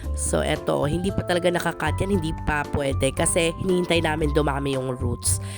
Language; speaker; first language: Filipino; non-native, local second language; Cebuano